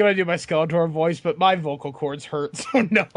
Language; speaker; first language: English; native; English